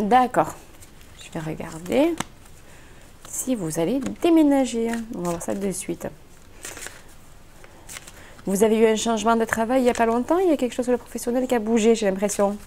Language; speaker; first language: French; native; French